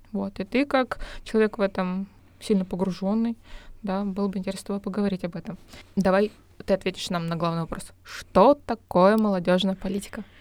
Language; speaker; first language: Russian; native; Russian